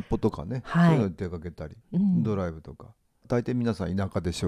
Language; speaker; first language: Japanese; native; Japanese